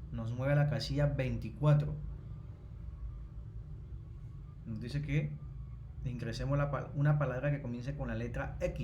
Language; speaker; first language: Spanish; native; Spanish